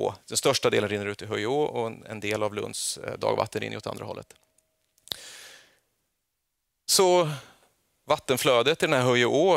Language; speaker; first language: Swedish; native; Swedish